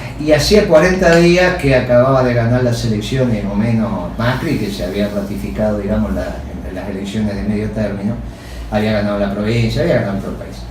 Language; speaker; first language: Spanish; native; Spanish